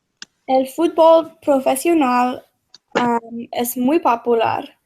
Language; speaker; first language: Spanish; non-native, learner; English